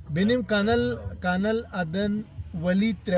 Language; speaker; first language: Turkish; non-native, learner; Urdu